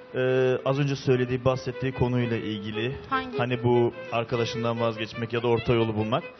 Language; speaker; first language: Turkish; native; Turkish